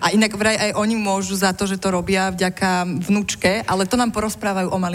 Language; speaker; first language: Slovak; native; Slovak